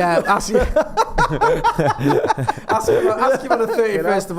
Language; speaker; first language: English; native; English